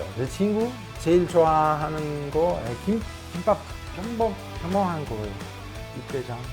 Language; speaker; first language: Korean; non-native, learner; Italian